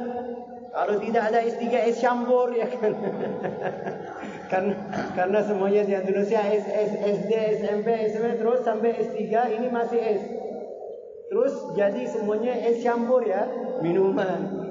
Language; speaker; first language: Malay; non-native, learner; Arabic